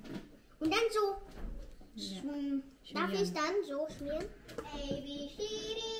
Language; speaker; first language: German; early bilingual, other home language; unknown